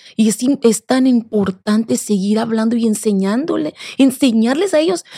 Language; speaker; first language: Spanish; native; Spanish